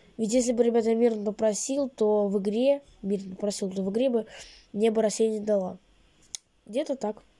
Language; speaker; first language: Russian; native; Russian